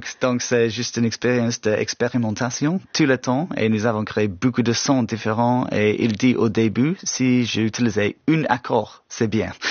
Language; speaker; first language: French; non-native, fluent; English